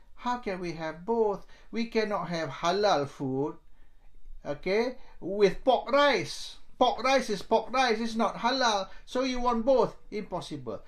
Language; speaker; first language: English; non-native, local second language; Malay